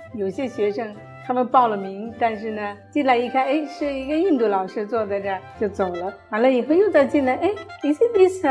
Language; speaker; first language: Chinese; early bilingual, other home language; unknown